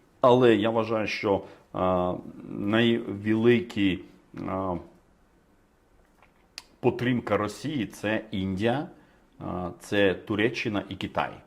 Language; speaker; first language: Ukrainian; non-native, fluent; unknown